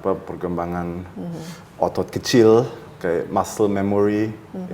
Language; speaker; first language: Indonesian; early bilingual, heritage; German